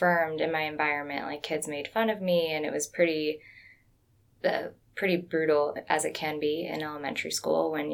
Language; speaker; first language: English; native; English